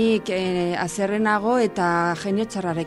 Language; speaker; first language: Basque; non-native, local second language; Spanish